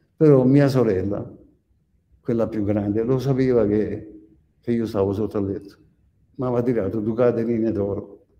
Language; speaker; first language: Italian; native; Italian